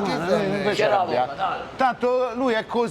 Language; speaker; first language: Italian; native; Italian